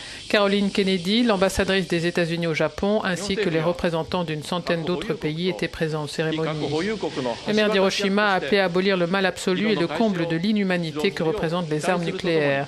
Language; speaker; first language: French; native; French